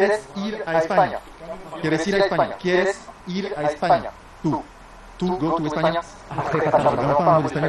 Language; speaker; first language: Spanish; non-native, fluent; French